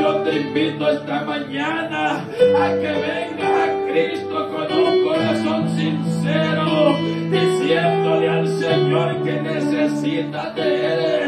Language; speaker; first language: Spanish; native; Spanish